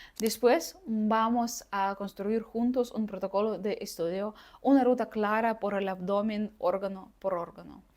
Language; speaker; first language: Spanish; non-native, fluent; Russian